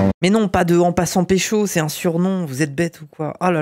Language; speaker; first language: French; native; French